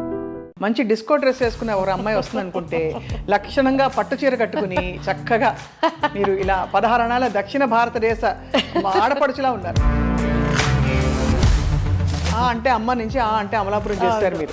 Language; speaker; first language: Telugu; native; Telugu